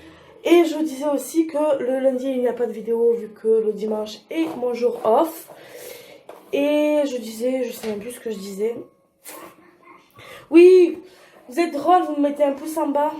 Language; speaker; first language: French; native; French